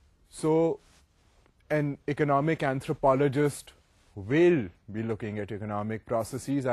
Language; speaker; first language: English; non-native, local second language; Urdu